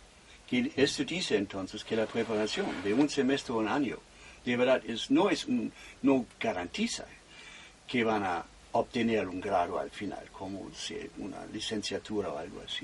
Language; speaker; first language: Spanish; non-native, fluent; German